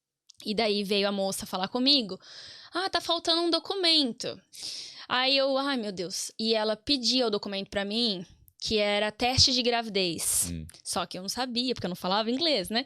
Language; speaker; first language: Portuguese; native; Portuguese